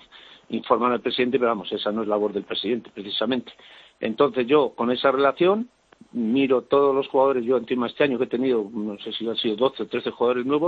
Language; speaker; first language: Spanish; native; Spanish